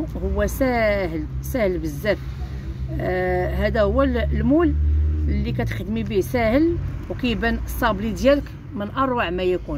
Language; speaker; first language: Arabic; native; Arabic